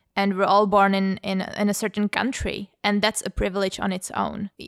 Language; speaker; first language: English; non-native, fluent; Czech